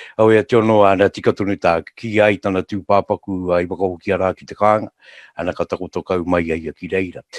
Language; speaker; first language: Māori; native; Māori